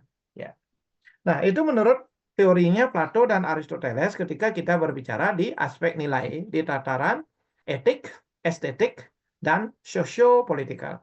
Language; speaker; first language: Indonesian; non-native, local second language; Balinese